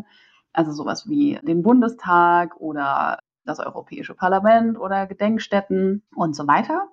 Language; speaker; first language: German; native; German